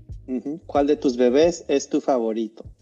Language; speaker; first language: Spanish; non-native, fluent; English